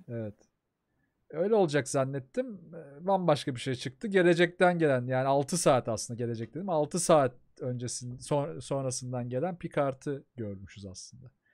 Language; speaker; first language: Turkish; native; Turkish